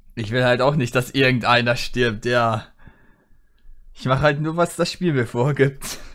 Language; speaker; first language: German; native; German